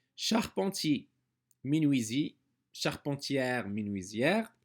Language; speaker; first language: French; non-native, local second language; Arabic